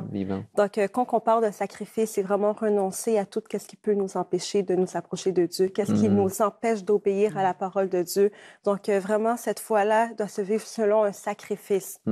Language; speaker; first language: French; native; French